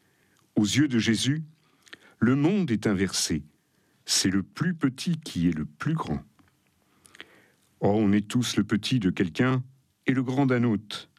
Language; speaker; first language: French; native; French